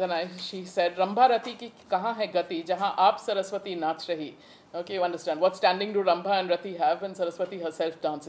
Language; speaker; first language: English; native; English